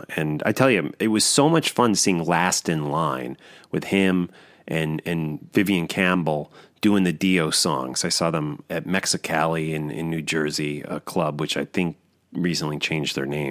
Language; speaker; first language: English; native; English